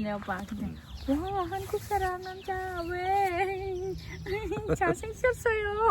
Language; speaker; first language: Korean; non-native, learner; Khmer